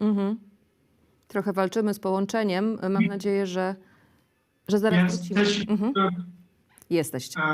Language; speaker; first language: Polish; native; Polish